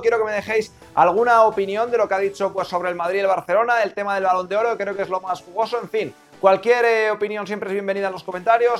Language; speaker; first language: Spanish; native; Spanish